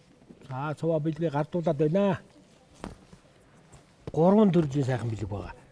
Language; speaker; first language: Mongolian; native; Mongolian